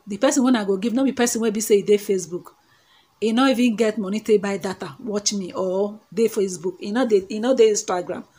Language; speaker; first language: Nigerian Pidgin; non-native, local second language; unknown